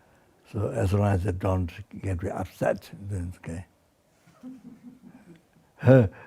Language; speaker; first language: English; non-native, fluent; Sherpa